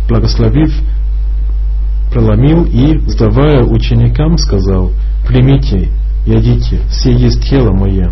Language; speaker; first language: Russian; non-native, fluent; English